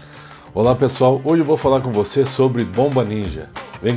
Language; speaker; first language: Portuguese; native; Portuguese